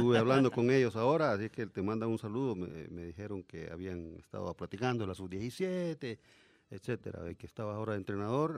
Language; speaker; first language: Spanish; native; Spanish